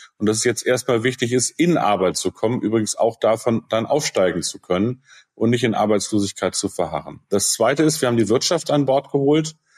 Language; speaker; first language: German; native; German